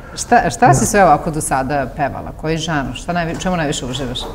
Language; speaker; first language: Serbian; native; Serbian